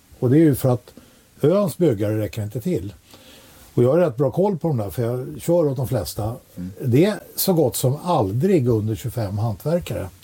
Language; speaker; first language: Swedish; native; Swedish